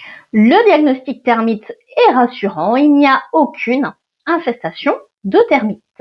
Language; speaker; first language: French; native; French